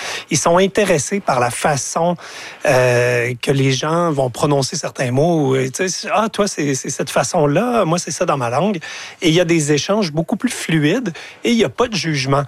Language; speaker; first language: French; native; French